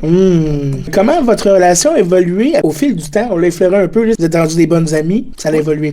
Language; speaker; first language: French; native; French